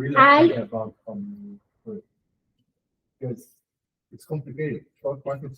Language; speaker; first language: English; non-native, learner; Spanish